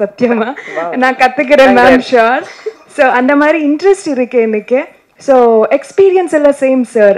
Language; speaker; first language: Tamil; non-native, learner; Kannada